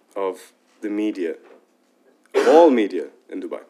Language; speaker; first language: English; non-native, fluent; Arabic